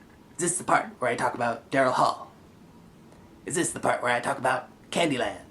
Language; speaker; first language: English; native; English